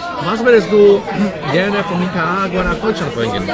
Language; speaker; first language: German; non-native, fluent; Polish